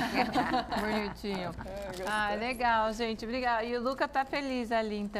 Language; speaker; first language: Portuguese; native; Portuguese